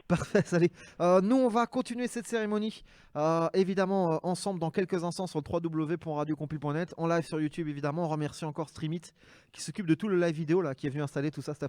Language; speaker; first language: French; native; French